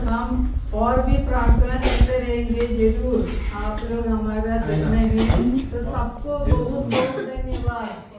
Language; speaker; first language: Hindi; non-native, local second language; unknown